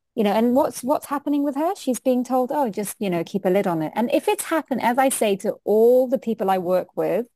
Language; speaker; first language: English; non-native, local second language; Hindi